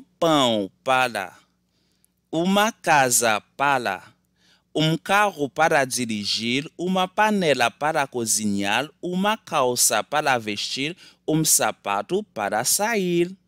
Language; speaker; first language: Portuguese; non-native, learner; Haitian Creole